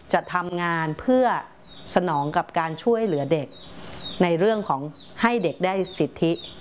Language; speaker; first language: Thai; native; Thai